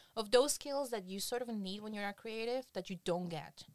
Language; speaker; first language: English; non-native, fluent; Spanish